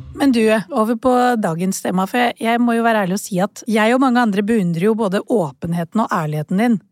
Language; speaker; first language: Norwegian; early bilingual, other home language; Urdu